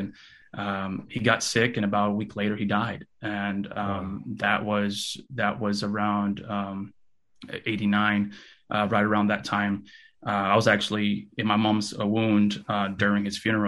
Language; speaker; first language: English; early bilingual, other home language; Russian